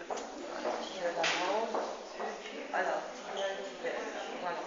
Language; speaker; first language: French; native; French